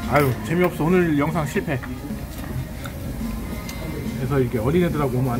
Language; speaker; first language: Korean; native; Korean